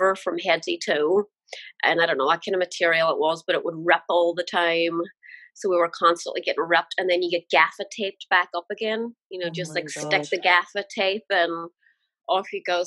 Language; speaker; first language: English; native; English